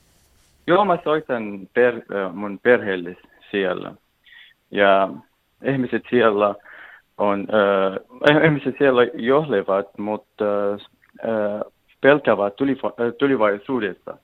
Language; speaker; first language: Finnish; non-native, learner; Arabic